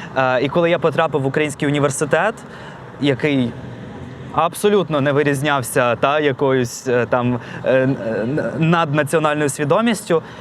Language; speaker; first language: Ukrainian; non-native, local second language; Russian